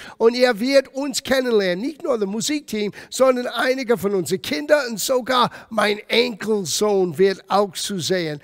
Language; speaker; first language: German; non-native, fluent; English